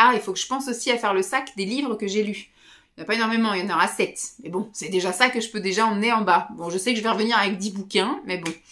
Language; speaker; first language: French; native; French